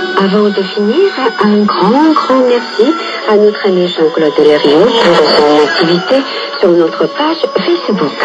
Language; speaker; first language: French; native; French